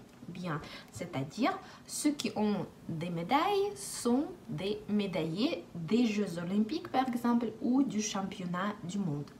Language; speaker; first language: French; non-native, fluent; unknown